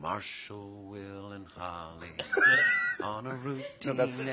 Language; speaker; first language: English; native; English